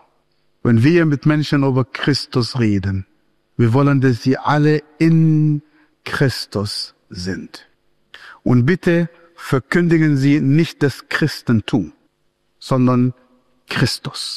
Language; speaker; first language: German; non-native, fluent; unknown